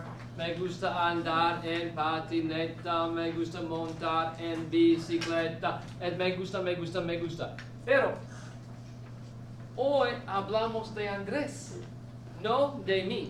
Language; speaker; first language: Spanish; non-native, fluent; English